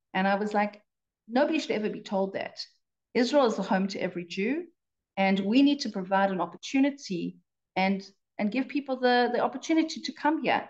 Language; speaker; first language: English; native; English